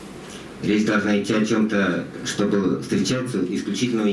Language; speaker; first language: Russian; native; Russian